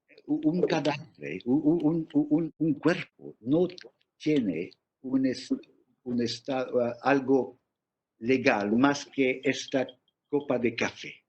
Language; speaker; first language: Spanish; non-native, fluent; English